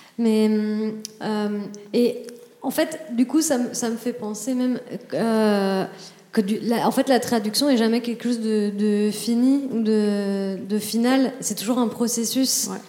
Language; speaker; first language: French; native; French